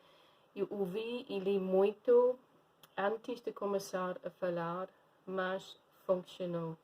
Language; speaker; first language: Portuguese; non-native, fluent; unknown